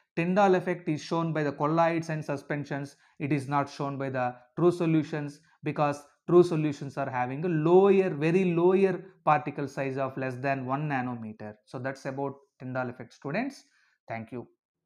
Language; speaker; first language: English; non-native, local second language; Telugu